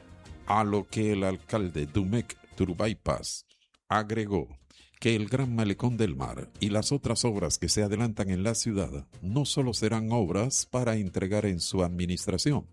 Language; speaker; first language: Spanish; native; Spanish